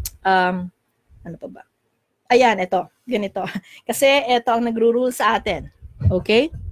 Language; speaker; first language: Filipino; native; Filipino